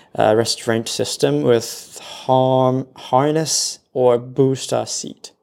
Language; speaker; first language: English; non-native, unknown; Japanese